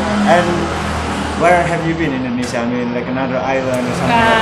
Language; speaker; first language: English; non-native, learner; Indonesian